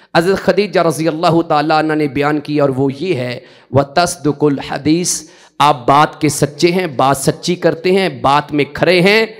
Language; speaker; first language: Urdu; non-native, local second language; Punjabi